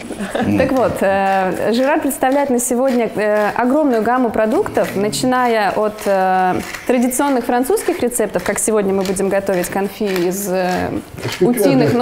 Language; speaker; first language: Russian; native; Russian